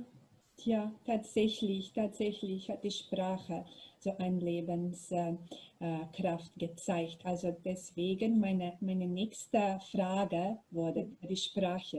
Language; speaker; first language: German; non-native, learner; Macedonian